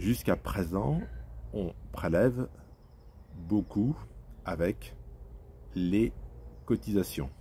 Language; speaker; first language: French; native; French